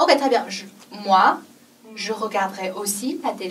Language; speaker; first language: French; non-native, fluent; Chinese